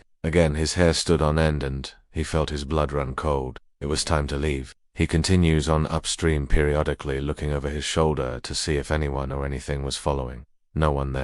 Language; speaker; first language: English; native; English